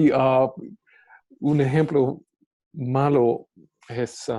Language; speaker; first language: Spanish; non-native, fluent; English